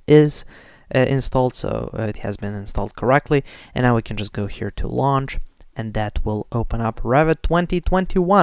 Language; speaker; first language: English; non-native, fluent; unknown